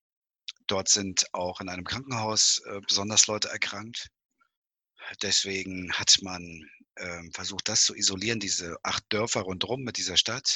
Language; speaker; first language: German; native; German